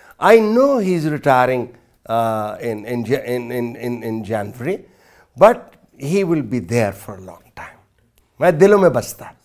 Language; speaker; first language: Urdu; non-native, local second language; Punjabi